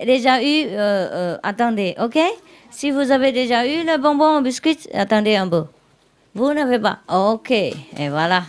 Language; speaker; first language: French; non-native, learner; Vietnamese